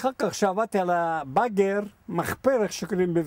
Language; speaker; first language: Hebrew; non-native, fluent; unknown